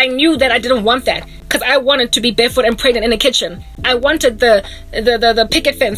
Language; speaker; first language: English; non-native, local second language; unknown